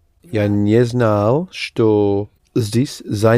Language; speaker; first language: Russian; non-native, learner; English